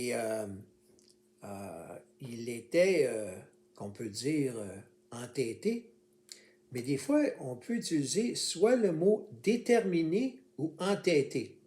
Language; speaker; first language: French; native; French